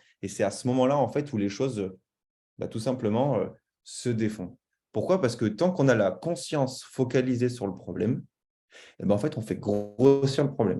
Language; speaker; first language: French; native; French